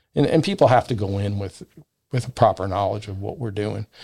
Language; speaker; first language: English; native; English